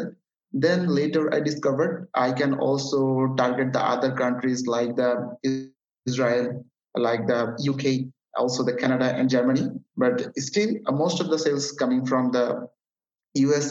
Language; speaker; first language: English; non-native, local second language; Bangla